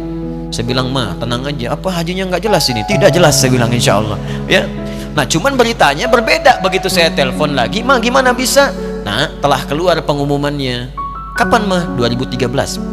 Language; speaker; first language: Indonesian; native; Indonesian